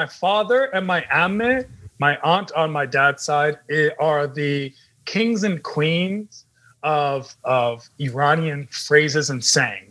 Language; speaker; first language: English; native; English